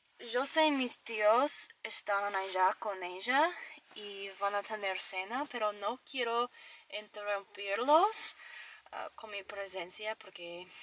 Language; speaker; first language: Spanish; non-native, learner; English